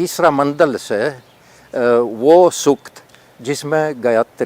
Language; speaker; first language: Hindi; non-native, fluent; Polish